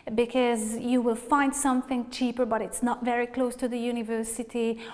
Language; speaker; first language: English; non-native, fluent; Hungarian